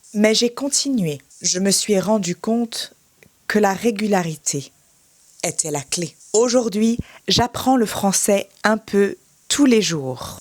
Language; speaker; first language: French; native; French